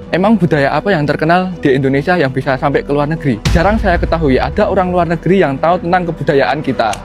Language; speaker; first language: Indonesian; native; Indonesian